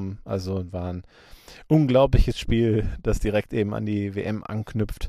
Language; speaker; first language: German; native; German